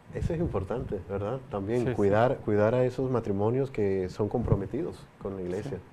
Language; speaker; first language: Spanish; native; Spanish